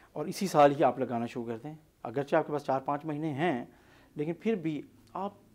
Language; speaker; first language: Urdu; non-native, local second language; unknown